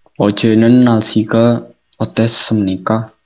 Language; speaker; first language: Korean; non-native, learner; Indonesian